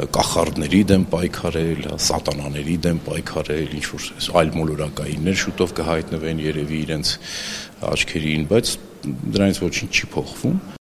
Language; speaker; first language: Armenian; native; Armenian